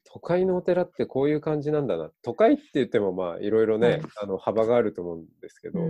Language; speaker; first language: Japanese; native; Japanese